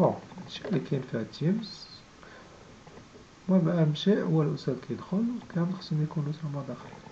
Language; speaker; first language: Arabic; native; Arabic